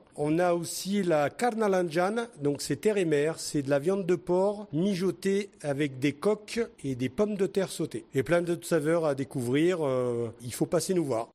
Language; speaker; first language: French; early bilingual, other home language; Portuguese